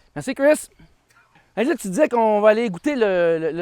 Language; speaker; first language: French; native; French